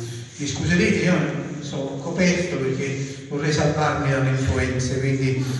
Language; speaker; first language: Italian; native; Italian